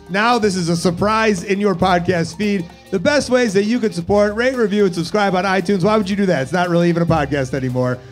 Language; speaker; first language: English; native; English